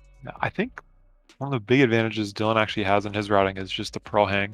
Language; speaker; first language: English; native; English